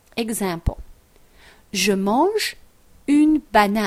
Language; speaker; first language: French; non-native, fluent; English